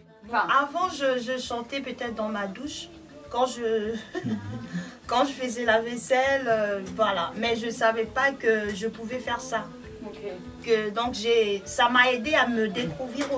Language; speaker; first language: French; non-native, local second language; Lingala